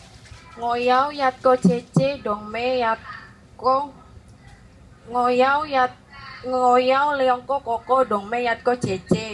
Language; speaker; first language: Cantonese; non-native, learner; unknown